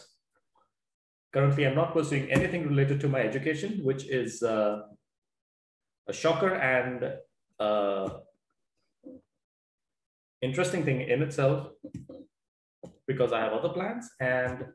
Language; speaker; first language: English; non-native, local second language; Punjabi